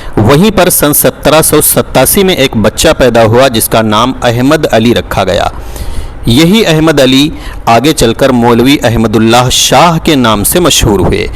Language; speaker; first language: Urdu; native; Urdu